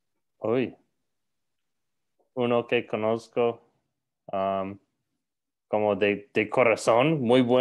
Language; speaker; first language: Spanish; non-native, learner; English